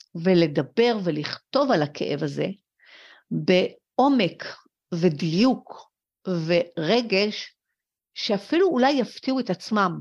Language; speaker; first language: Hebrew; early bilingual, other home language; French